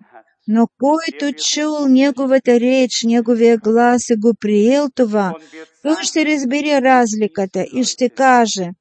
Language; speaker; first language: Bulgarian; non-native, fluent; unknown